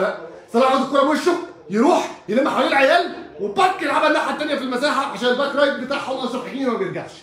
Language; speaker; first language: Arabic; native; Arabic